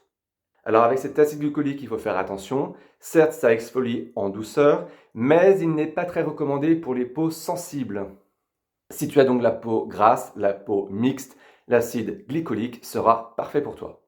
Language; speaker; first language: French; native; French